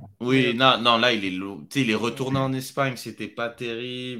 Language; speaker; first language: French; native; French